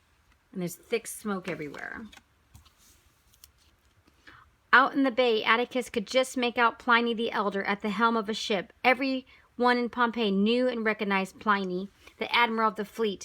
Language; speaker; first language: English; native; English